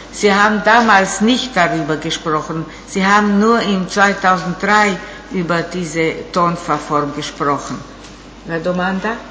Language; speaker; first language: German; non-native, fluent; Italian